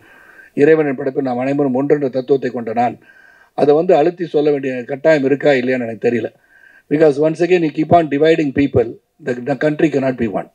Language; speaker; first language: Tamil; native; Tamil